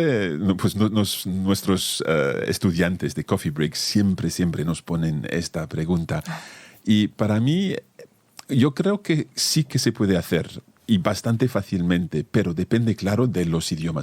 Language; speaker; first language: Spanish; non-native, fluent; English